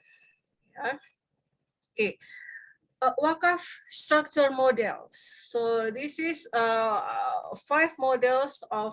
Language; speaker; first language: English; non-native, fluent; Indonesian